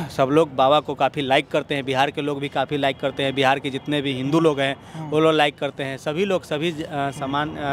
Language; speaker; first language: Hindi; native; Hindi